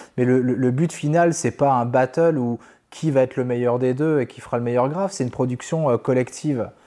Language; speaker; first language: French; native; French